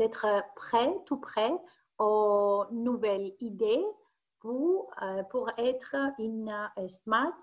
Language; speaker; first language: French; non-native, fluent; Greek